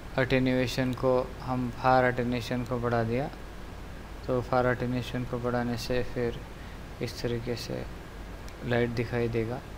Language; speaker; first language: Hindi; non-native, local second language; Marathi